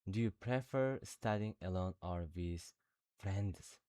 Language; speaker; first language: English; non-native, learner; Uzbek